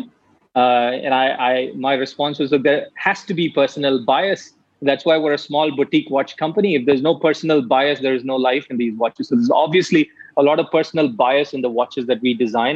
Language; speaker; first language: English; non-native, local second language; Tamil